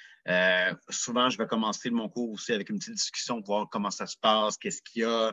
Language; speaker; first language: French; native; French